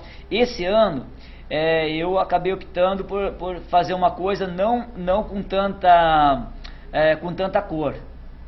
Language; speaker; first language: Portuguese; native; Portuguese